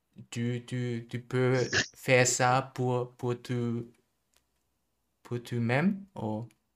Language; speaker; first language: French; non-native, learner; German